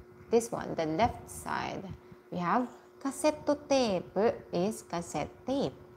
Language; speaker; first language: English; non-native, local second language; Filipino